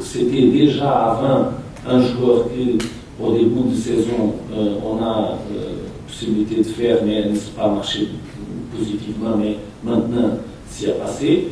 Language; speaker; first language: French; non-native, fluent; Portuguese